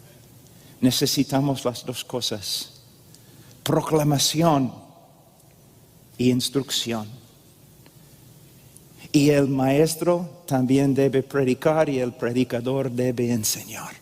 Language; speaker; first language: Spanish; non-native, fluent; English